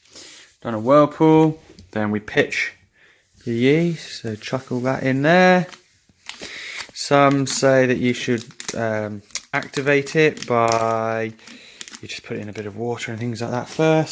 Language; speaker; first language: English; native; English